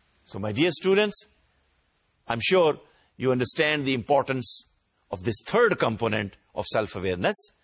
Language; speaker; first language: English; non-native, local second language; Urdu